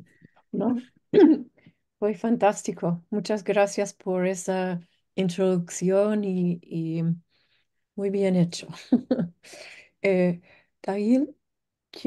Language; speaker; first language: Spanish; non-native, fluent; English